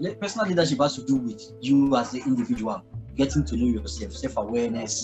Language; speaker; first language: English; non-native, local second language; Yoruba